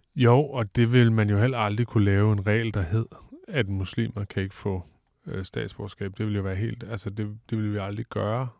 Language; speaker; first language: Danish; native; Danish